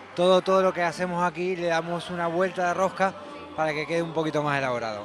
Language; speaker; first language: Spanish; native; Spanish